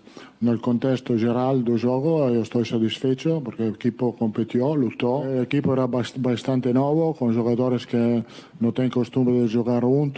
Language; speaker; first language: Portuguese; non-native, learner; Italian